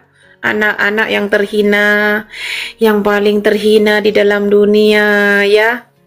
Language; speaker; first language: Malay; non-native, local second language; Madurese